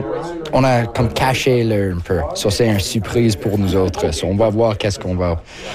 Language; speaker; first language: French; non-native, local second language; English